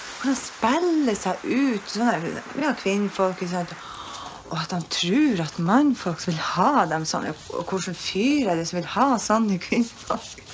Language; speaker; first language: Norwegian; native; Norwegian